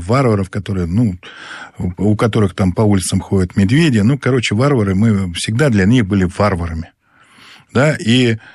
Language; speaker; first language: Russian; native; Russian